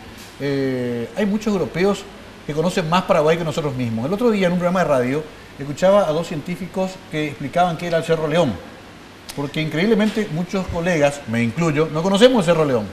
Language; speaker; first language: Spanish; native; Spanish